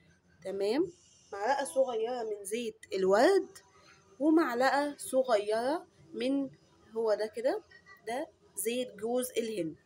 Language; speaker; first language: Arabic; native; Arabic